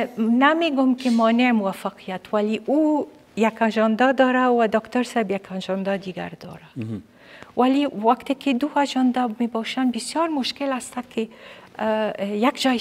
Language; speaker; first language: Persian; non-native, fluent; Arabic